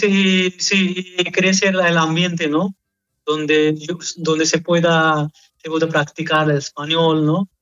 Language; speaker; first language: Spanish; non-native, learner; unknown